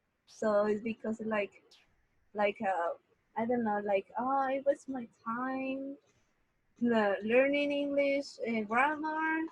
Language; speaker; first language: English; non-native, learner; Spanish